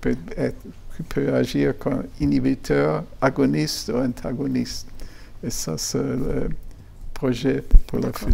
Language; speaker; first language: French; non-native, fluent; German